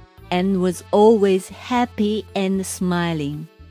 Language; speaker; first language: English; non-native, fluent; Japanese